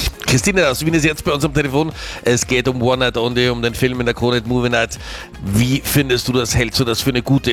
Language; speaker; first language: German; native; German